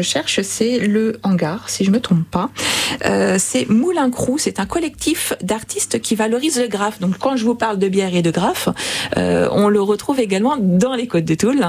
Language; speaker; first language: French; native; French